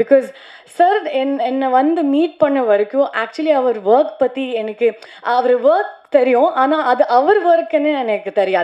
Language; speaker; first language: Tamil; non-native, learner; Kannada